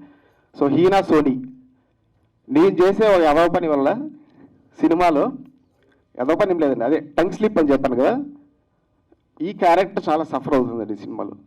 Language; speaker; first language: Telugu; native; Telugu